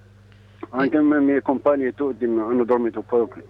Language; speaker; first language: Italian; non-native, learner; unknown